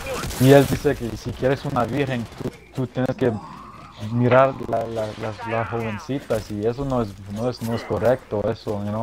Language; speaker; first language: Spanish; early bilingual, heritage; Spanish